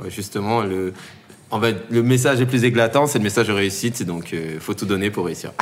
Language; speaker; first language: French; native; French